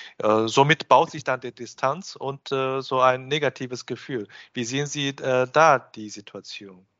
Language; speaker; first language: German; non-native, fluent; Chinese